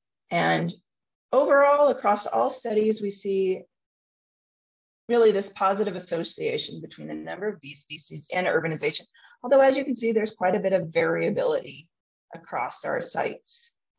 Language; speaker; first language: English; native; English